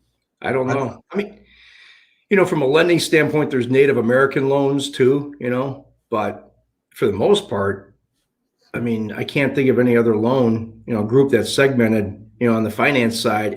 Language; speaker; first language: English; native; English